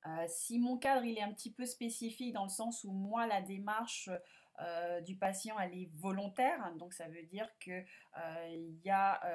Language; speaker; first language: French; native; French